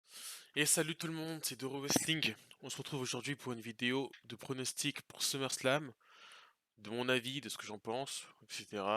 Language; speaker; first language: French; native; French